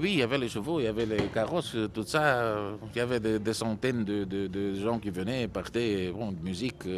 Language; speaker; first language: French; non-native, fluent; Romanian